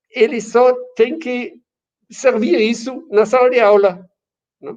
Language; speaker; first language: Portuguese; non-native, fluent; German